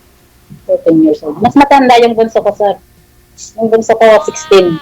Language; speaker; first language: Filipino; non-native, local second language; Iloko